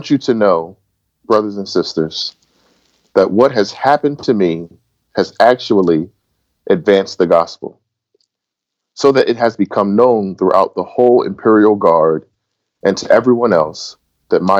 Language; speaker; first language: English; native; English